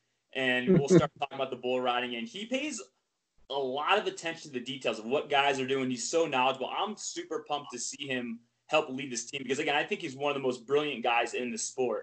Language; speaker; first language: English; native; English